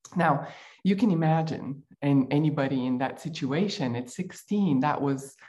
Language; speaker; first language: English; non-native, fluent; Bulgarian